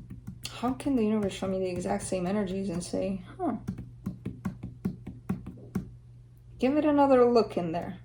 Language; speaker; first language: English; native; English